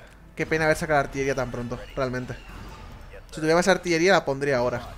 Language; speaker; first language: Spanish; native; Spanish